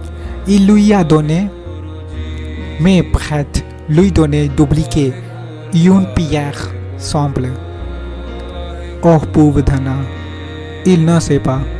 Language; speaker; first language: French; non-native, learner; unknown